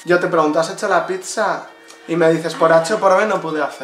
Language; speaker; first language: Spanish; native; Spanish